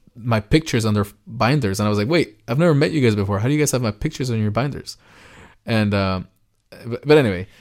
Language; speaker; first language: English; early bilingual, other home language; Spanish